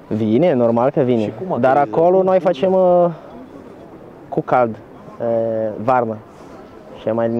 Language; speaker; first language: Romanian; non-native, learner; Portuguese